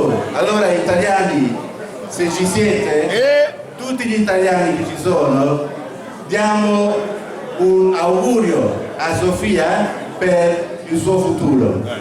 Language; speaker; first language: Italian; non-native, fluent; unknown